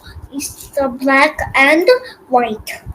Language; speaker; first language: English; non-native, learner; Hindi